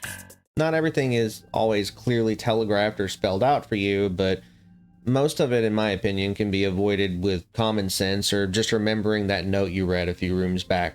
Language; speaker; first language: English; native; English